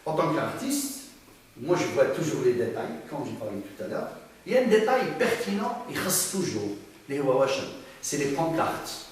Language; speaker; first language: French; non-native, local second language; Arabic